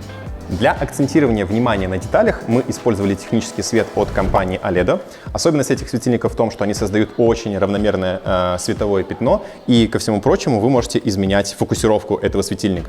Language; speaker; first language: Russian; native; Russian